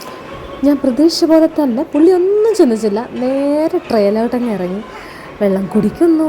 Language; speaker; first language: Malayalam; native; Malayalam